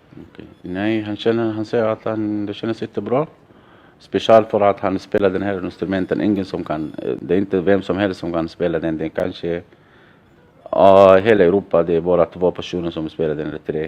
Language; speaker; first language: Swedish; non-native, fluent; Tigrinya